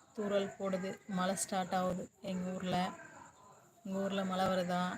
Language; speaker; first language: Tamil; native; Tamil